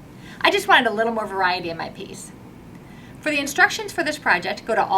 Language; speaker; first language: English; native; English